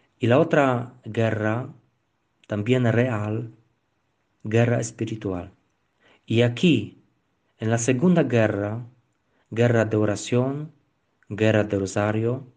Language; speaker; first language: Spanish; non-native, learner; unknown